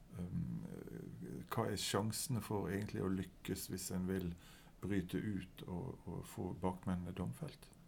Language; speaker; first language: Norwegian; native; Norwegian